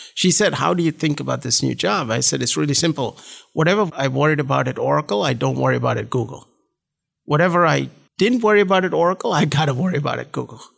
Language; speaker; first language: English; non-native, local second language; Malayalam